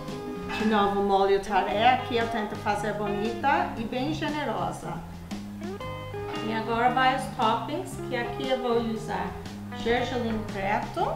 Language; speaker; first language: Portuguese; non-native, fluent; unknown